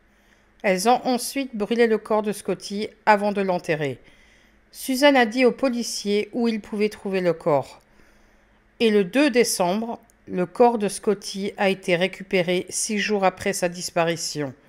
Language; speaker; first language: French; native; French